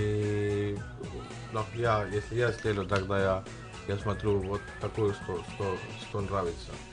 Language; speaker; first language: Russian; non-native, learner; Estonian